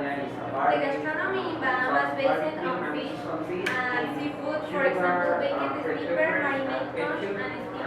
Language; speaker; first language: English; non-native, learner; Spanish